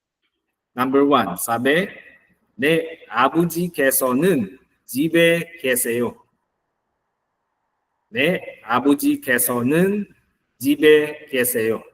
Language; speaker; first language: Korean; non-native, fluent; Filipino